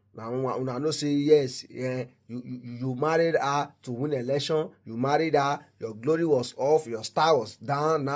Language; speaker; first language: Nigerian Pidgin; non-native, local second language; Yoruba